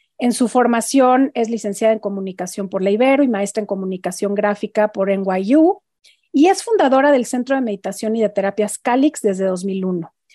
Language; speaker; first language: Spanish; native; Spanish